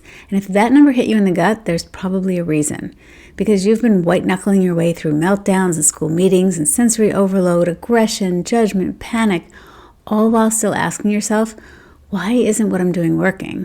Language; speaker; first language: English; native; English